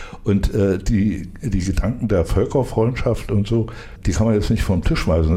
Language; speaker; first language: German; native; German